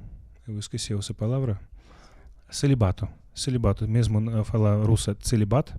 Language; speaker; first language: Portuguese; non-native, learner; Russian